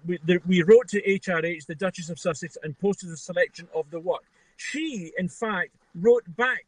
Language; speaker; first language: English; native; English